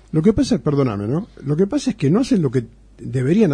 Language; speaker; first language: Spanish; native; Spanish